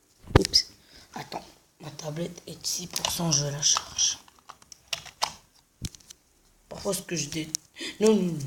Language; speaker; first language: French; non-native, local second language; Arabic